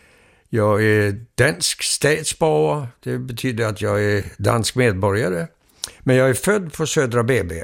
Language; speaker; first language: Swedish; early bilingual, heritage; Swedish